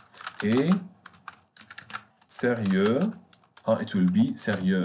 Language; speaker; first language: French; non-native, fluent; Arabic